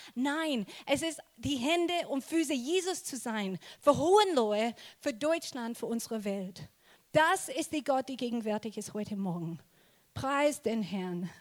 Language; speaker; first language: German; non-native, fluent; English